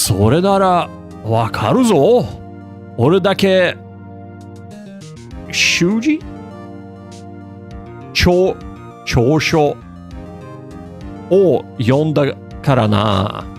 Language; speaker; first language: Japanese; non-native, learner; English